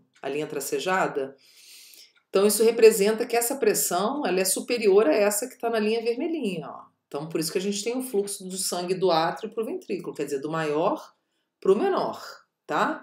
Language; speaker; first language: Portuguese; native; Portuguese